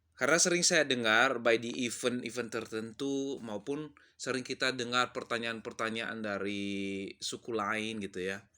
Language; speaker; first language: Indonesian; non-native, local second language; Nias